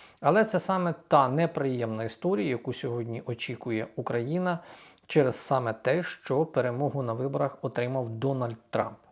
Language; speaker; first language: Ukrainian; native; Ukrainian